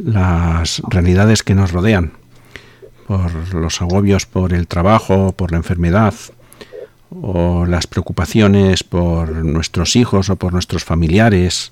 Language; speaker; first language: Spanish; native; Spanish